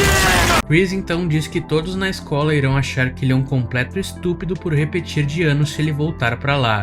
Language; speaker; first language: Portuguese; native; Portuguese